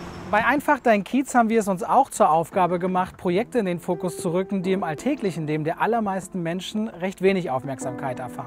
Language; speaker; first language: German; native; German